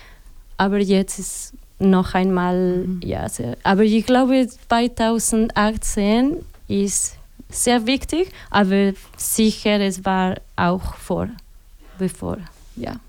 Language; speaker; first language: German; non-native, learner; Spanish